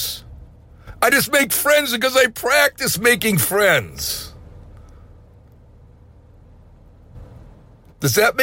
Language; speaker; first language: English; native; English